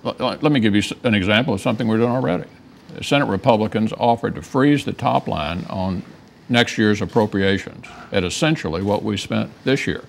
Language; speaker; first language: English; native; English